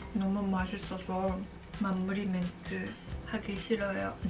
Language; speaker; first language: Korean; non-native, fluent; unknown